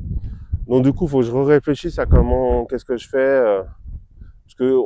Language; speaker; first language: French; native; French